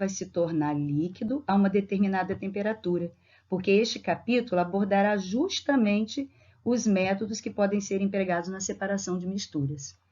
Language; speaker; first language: Portuguese; native; Portuguese